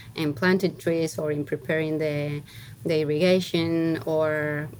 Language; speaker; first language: English; non-native, fluent; Spanish